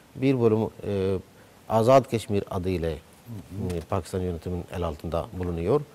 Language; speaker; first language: Turkish; non-native, fluent; Urdu